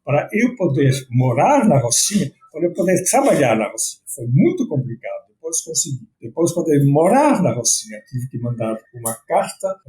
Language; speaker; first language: Portuguese; non-native, fluent; French